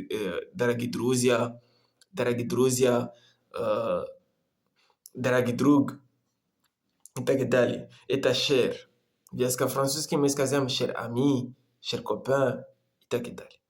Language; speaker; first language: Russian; non-native, learner; Comorian